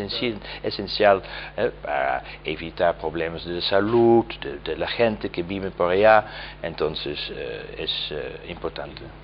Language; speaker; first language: Spanish; non-native, fluent; Dutch